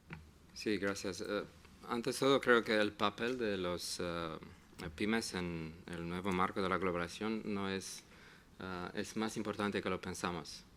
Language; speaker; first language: Spanish; non-native, fluent; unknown